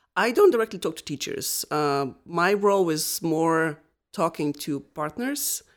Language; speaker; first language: English; non-native, fluent; Bulgarian